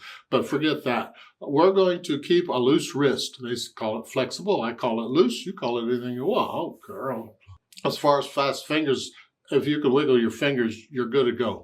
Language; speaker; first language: English; native; English